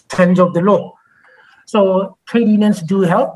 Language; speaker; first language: English; non-native, local second language; Tswana